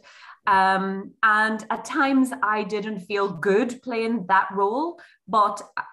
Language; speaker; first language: English; native; English